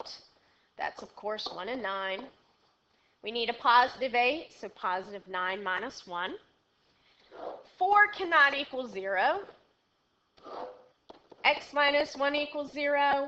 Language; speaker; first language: English; native; English